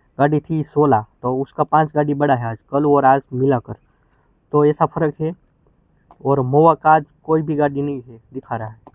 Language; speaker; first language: Hindi; non-native, local second language; Gujarati